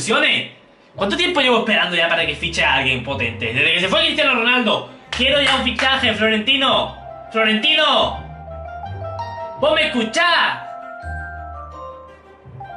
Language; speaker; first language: Spanish; native; Spanish